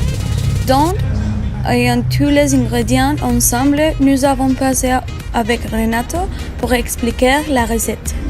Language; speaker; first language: French; non-native, learner; Spanish